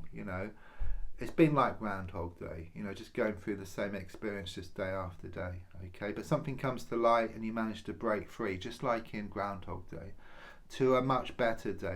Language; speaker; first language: English; native; English